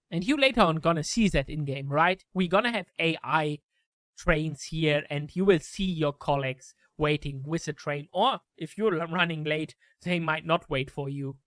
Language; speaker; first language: English; non-native, fluent; German